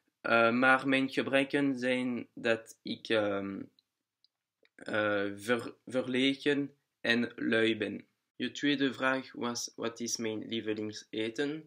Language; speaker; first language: Dutch; non-native, learner; French